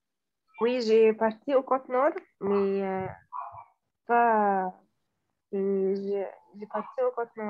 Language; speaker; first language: French; non-native, learner; Arabic